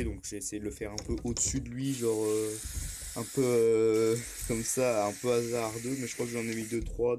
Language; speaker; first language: French; native; French